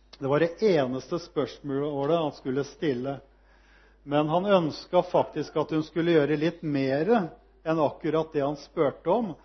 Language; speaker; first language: Norwegian; native; Norwegian